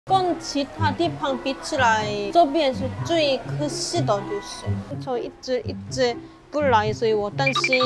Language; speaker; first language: Chinese; non-native, fluent; Korean